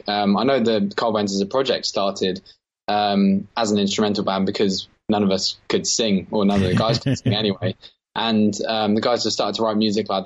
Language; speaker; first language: English; native; English